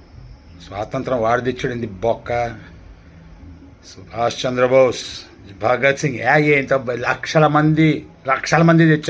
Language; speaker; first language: Telugu; native; Telugu